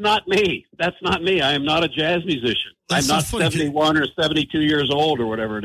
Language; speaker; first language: English; native; English